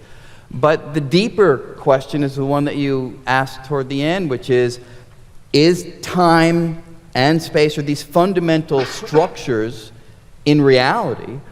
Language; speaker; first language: English; native; English